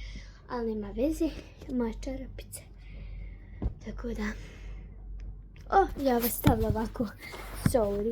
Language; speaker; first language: Bosnian; early bilingual, heritage; Bosnian